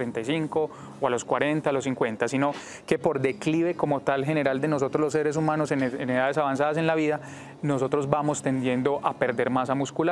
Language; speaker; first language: Spanish; native; Spanish